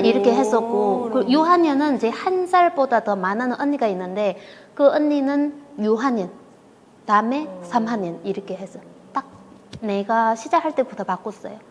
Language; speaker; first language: Korean; non-native, fluent; Vietnamese